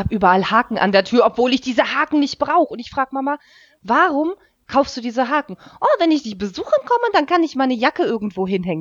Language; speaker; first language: German; native; German